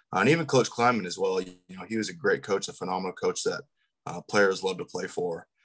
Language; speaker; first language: English; native; English